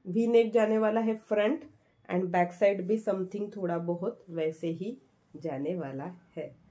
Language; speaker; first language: Hindi; non-native, local second language; Marathi